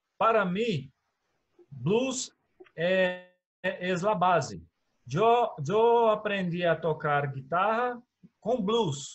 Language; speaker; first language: Spanish; non-native, learner; Portuguese